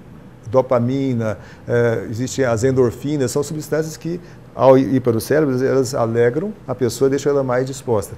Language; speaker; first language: Portuguese; native; Portuguese